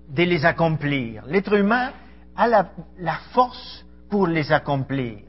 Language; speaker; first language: French; non-native, fluent; Spanish